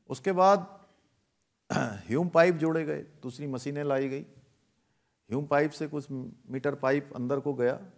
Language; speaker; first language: Hindi; native; Hindi